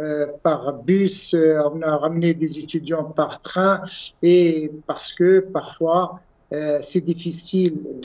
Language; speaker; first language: French; non-native, local second language; Arabic